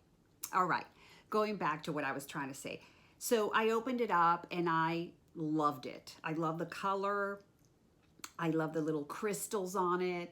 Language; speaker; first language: English; native; English